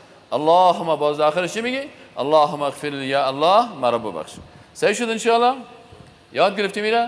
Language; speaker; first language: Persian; native; Persian